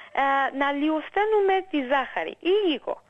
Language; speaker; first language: Greek; early bilingual, heritage; English